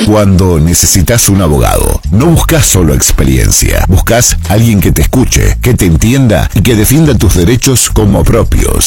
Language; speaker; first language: Spanish; native; Spanish